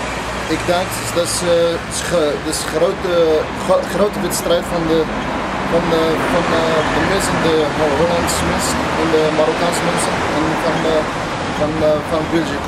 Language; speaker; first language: Dutch; non-native, learner; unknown